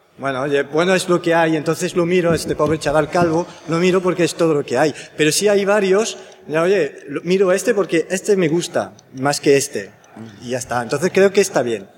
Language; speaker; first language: Spanish; non-native, fluent; French